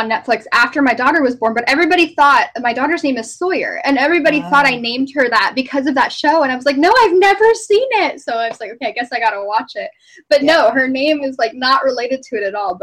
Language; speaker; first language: English; native; English